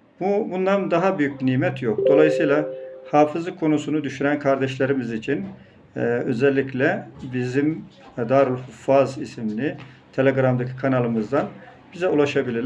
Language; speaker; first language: Turkish; native; Turkish